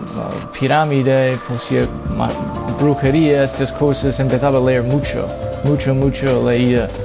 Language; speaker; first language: Spanish; non-native, fluent; English